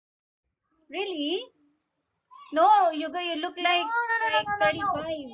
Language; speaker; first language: English; non-native, local second language; Filipino